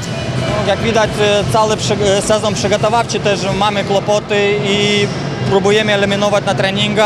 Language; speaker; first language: Polish; non-native, fluent; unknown